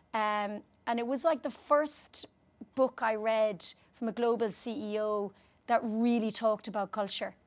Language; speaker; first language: English; native; English